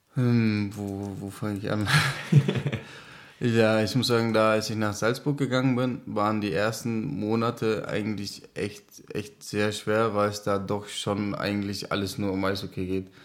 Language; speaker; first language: German; non-native, fluent; Czech